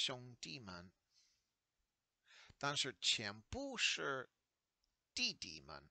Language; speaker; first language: Chinese; non-native, learner; English